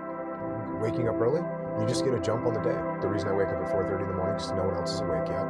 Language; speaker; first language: English; native; English